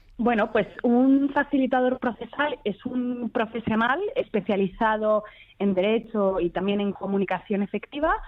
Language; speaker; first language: Spanish; early bilingual, other home language; Arabic